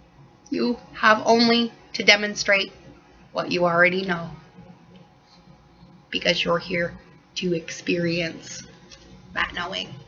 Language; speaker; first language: English; native; English